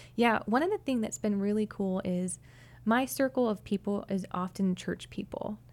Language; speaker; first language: English; native; English